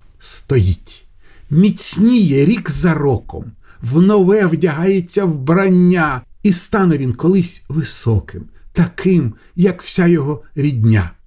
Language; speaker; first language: Ukrainian; non-native, local second language; Russian